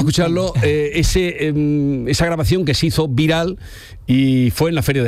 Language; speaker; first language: Spanish; native; Spanish